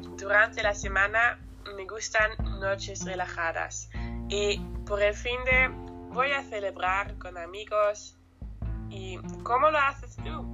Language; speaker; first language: Spanish; non-native, learner; German